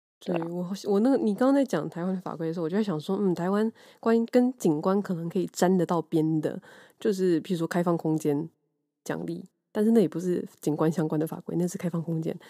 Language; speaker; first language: Chinese; native; Chinese